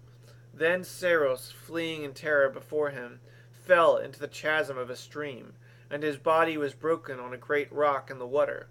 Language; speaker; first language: English; native; English